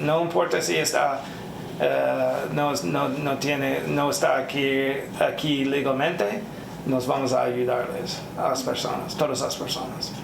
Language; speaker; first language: Spanish; non-native, learner; English